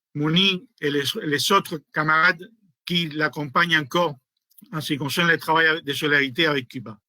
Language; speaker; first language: French; non-native, fluent; Spanish